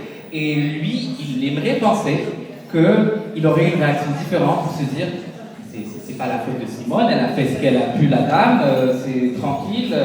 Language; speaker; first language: French; native; French